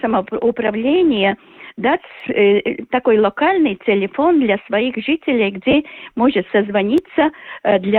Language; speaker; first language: Russian; non-native, local second language; Latvian